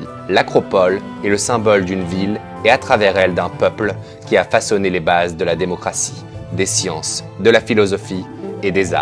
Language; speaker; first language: French; native; French